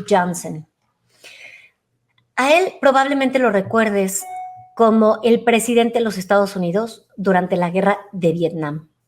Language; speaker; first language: Spanish; native; Spanish